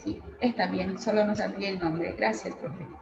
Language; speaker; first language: Spanish; non-native, fluent; Portuguese